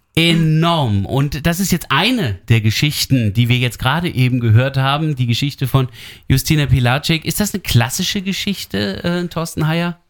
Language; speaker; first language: German; native; German